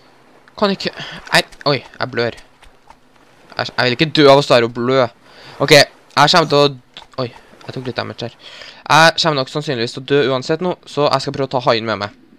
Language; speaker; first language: Norwegian; native; Norwegian